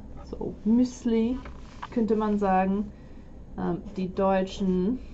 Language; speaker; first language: German; non-native, fluent; English